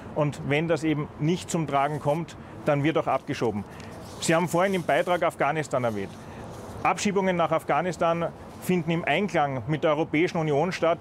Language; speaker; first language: German; native; German